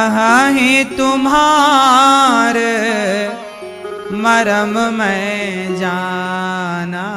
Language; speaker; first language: Hindi; native; Hindi